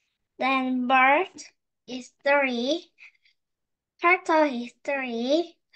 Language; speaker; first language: English; non-native, learner; Korean